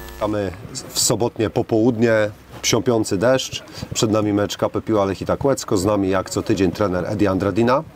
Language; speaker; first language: Polish; native; Polish